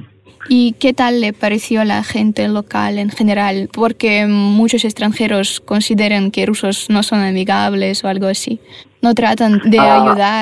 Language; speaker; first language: Spanish; non-native, fluent; Russian